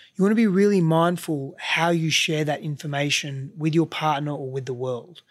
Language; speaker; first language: English; native; English